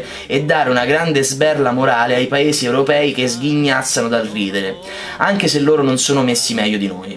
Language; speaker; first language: Italian; native; Italian